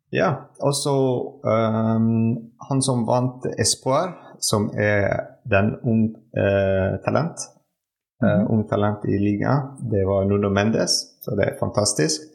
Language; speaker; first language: Norwegian; non-native, fluent; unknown